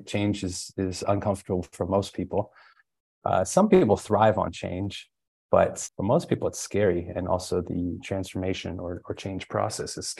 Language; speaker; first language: English; native; English